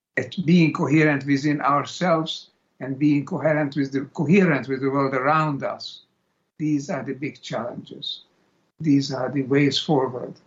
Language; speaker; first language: English; non-native, fluent; Hungarian